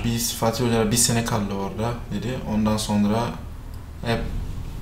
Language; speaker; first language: Turkish; non-native, fluent; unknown